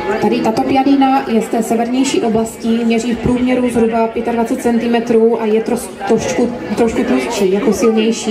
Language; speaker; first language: Czech; native; Czech